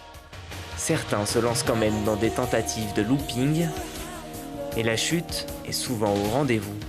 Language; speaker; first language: French; native; French